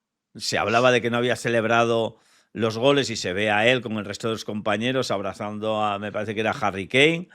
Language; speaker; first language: Spanish; native; Spanish